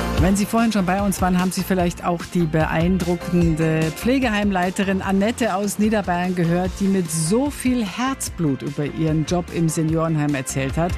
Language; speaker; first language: German; native; German